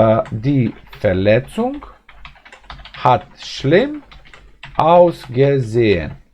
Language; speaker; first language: German; non-native, fluent; Bosnian